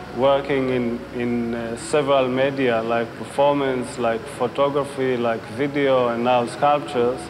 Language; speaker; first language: English; non-native, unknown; Hebrew